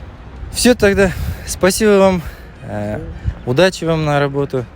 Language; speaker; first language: Russian; non-native, local second language; Kazakh